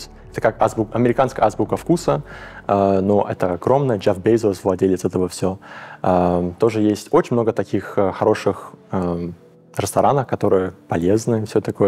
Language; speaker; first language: Russian; early bilingual, heritage; English